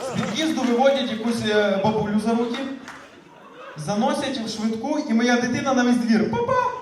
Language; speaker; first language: Ukrainian; native; Ukrainian